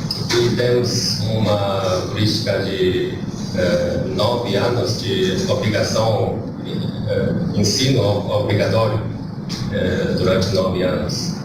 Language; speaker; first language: Portuguese; non-native, learner; Chinese